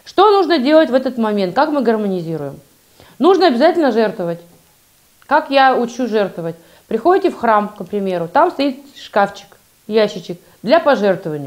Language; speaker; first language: Russian; native; Russian